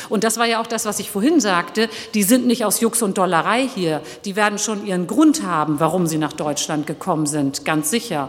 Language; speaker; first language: German; early bilingual, other home language; Turkish